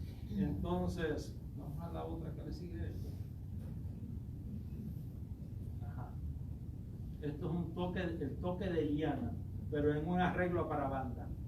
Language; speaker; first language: Spanish; native; Spanish